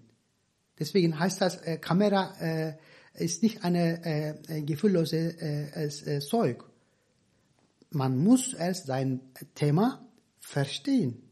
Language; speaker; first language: German; non-native, fluent; Turkish